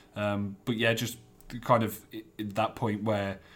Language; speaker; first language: English; native; English